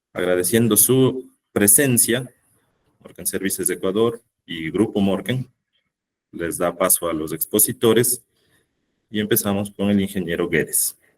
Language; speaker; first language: Spanish; native; Spanish